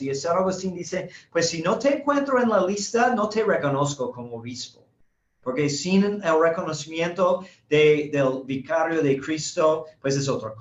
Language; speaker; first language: Spanish; non-native, fluent; English